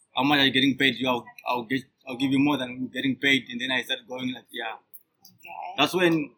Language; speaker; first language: English; non-native, local second language; Shona